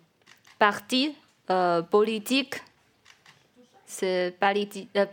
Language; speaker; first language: French; non-native, learner; Chinese